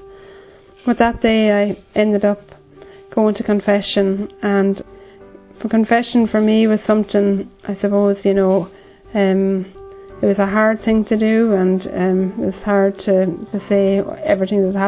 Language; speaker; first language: English; native; English